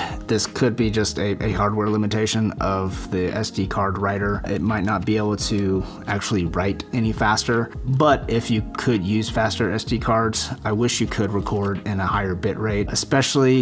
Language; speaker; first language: English; native; English